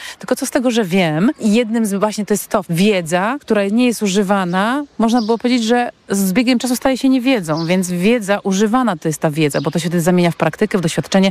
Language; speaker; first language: Polish; native; Polish